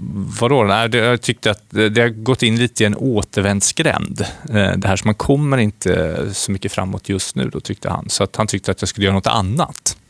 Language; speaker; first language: Swedish; native; Swedish